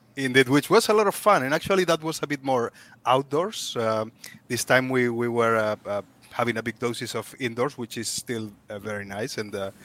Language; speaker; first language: English; non-native, fluent; Spanish